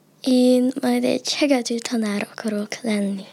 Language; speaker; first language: Hungarian; non-native, learner; Chinese